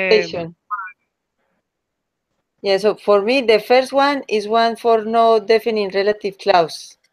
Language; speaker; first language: English; non-native, learner; Spanish